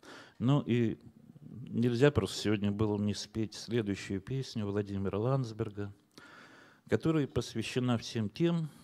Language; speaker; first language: Russian; native; Russian